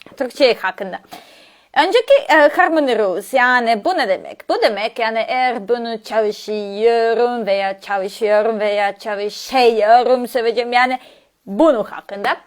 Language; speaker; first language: Turkish; non-native, learner; Serbian